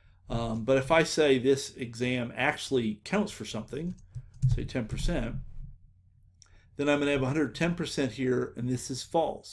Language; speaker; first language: English; native; English